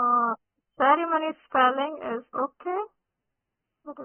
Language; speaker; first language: English; non-native, local second language; Urdu